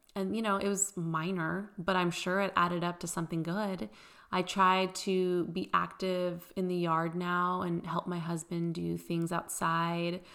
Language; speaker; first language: English; early bilingual, other home language; Persian